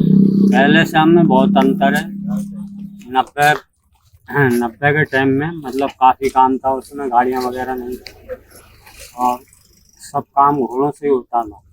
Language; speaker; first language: Hindi; native; Hindi